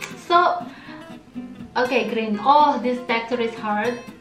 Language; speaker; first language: English; non-native, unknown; Indonesian